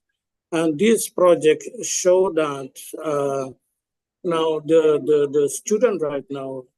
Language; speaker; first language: English; non-native, fluent; Indonesian